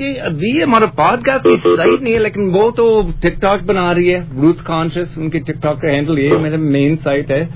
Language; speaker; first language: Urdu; non-native, learner; English